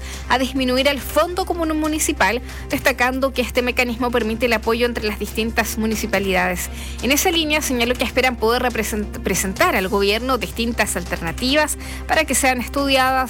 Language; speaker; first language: Spanish; native; Spanish